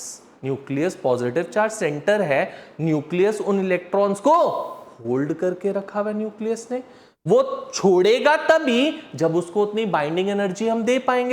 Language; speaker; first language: Hindi; native; Hindi